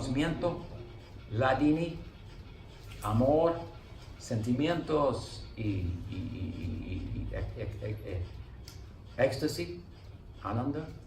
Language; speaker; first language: Spanish; non-native, learner; English